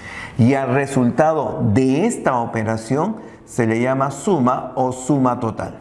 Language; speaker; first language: Spanish; native; Spanish